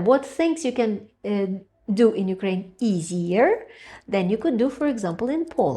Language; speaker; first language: English; non-native, fluent; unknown